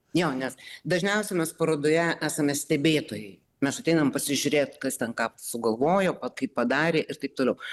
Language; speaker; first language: Lithuanian; native; Lithuanian